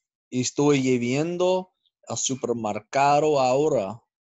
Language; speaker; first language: Spanish; non-native, learner; English